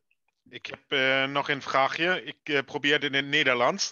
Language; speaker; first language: Dutch; non-native, learner; German